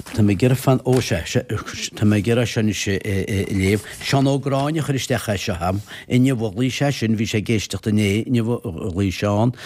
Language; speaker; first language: Irish; native; Irish